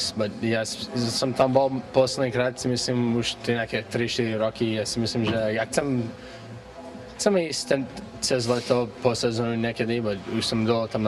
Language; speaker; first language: Slovak; early bilingual, heritage; English